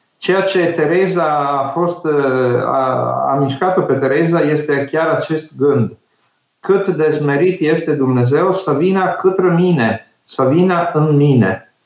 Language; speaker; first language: Romanian; non-native, fluent; Italian